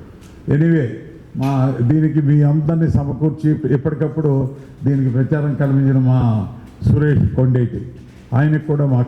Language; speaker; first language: Telugu; native; Telugu